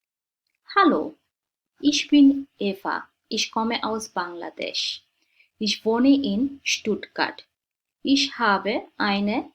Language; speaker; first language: German; non-native, fluent; Bangla